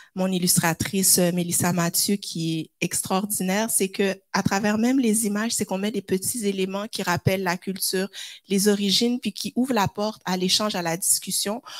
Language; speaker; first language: French; native; French